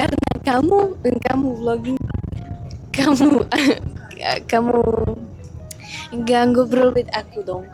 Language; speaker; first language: Indonesian; non-native, learner; Czech